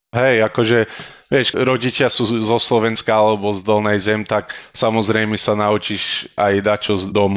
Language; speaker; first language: Slovak; early bilingual, heritage; Slovak